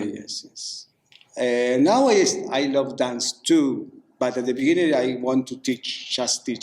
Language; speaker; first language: English; non-native, learner; Spanish